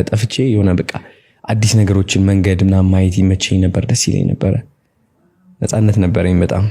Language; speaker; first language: Amharic; non-native, local second language; Tigrinya